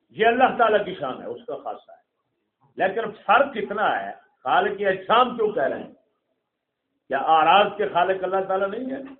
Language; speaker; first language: Urdu; non-native, local second language; Punjabi